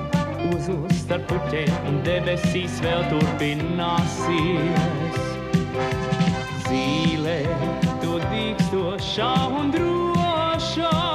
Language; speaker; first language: Latvian; native; Latvian